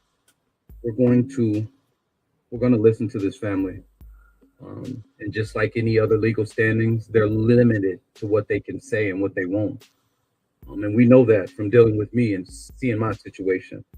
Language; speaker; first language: English; native; English